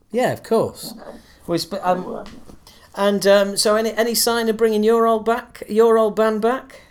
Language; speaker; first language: English; native; English